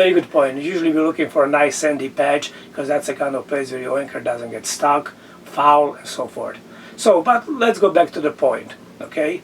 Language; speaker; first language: English; non-native, fluent; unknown